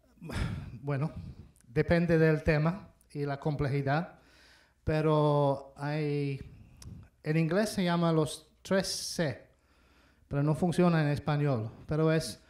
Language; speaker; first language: Spanish; non-native, fluent; English